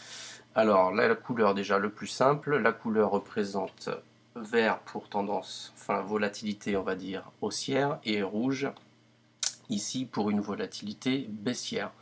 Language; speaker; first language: French; native; French